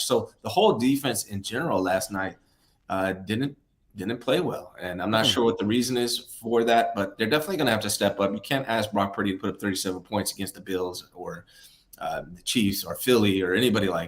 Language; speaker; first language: English; native; English